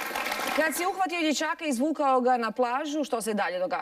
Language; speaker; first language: Croatian; native; Croatian